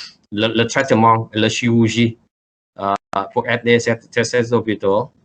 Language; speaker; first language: French; non-native, learner; Vietnamese